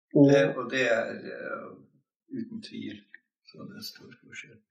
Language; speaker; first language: Norwegian; non-native, fluent; English